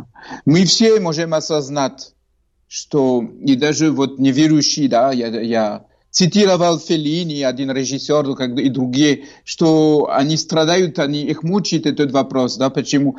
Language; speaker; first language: Russian; non-native, fluent; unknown